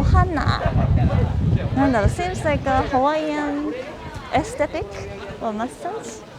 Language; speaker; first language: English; non-native, fluent; Japanese